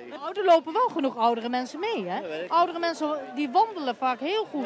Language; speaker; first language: Dutch; native; Dutch